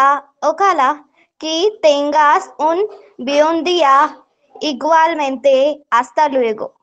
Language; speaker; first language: Spanish; non-native, learner; Marathi